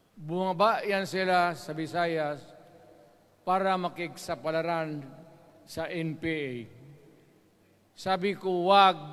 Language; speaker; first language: Filipino; non-native, local second language; Cebuano